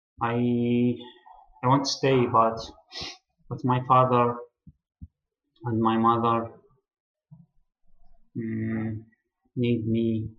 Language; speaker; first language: English; non-native, learner; Arabic